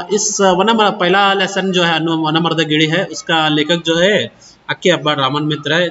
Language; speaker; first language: Hindi; non-native, local second language; Kannada